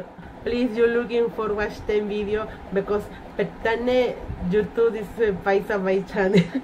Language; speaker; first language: English; non-native, learner; Spanish